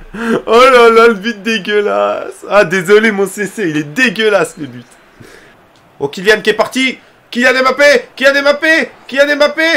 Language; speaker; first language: French; native; French